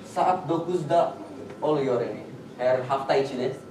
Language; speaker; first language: Turkish; non-native, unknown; Indonesian